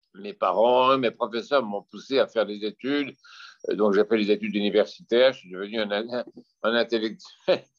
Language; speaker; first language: French; native; French